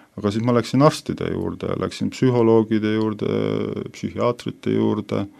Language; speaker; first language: Estonian; native; Estonian